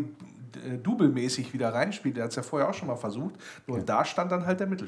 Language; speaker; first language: German; native; German